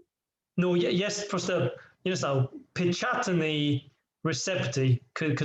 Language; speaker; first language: Russian; non-native, learner; English